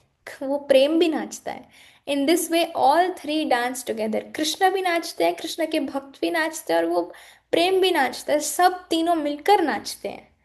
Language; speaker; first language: Hindi; native; Hindi